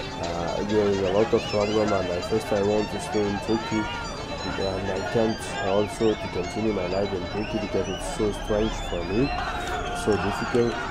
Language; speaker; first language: English; non-native, learner; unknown